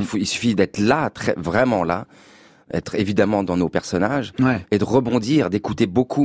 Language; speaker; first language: French; native; French